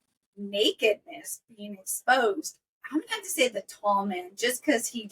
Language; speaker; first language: English; native; English